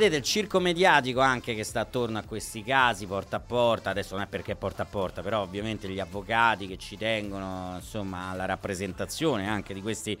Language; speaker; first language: Italian; native; Italian